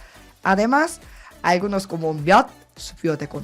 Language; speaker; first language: Spanish; non-native, learner; Korean